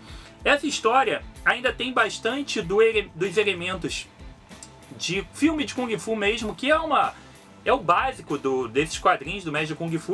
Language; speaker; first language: Portuguese; native; Portuguese